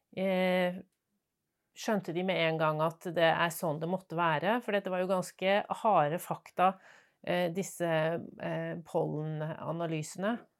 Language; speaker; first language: Norwegian; native; Norwegian